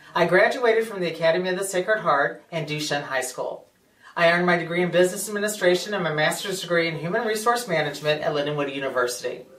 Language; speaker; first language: English; native; English